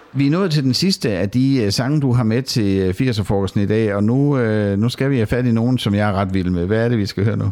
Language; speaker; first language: Danish; native; Danish